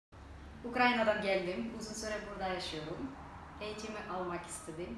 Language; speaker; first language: Turkish; non-native, fluent; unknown